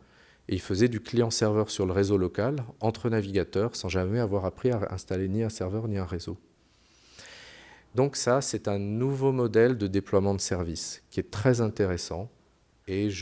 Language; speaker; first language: French; native; French